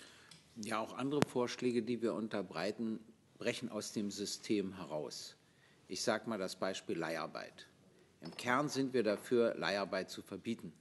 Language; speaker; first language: German; native; German